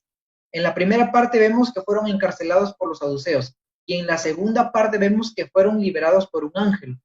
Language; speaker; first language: Spanish; native; Spanish